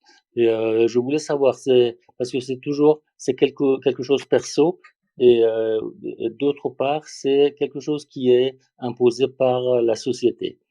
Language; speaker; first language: French; non-native, learner; Persian